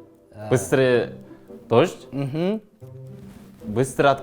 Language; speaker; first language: Russian; non-native, local second language; Kazakh